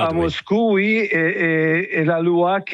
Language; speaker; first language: French; non-native, fluent; Russian